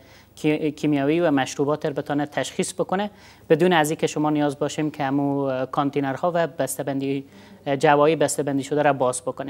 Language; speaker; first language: Persian; native; Persian